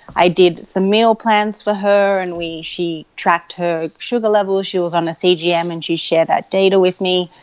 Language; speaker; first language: English; native; English